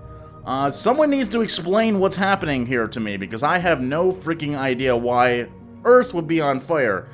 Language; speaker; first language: English; native; English